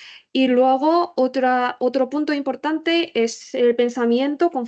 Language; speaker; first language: Spanish; non-native, learner; Korean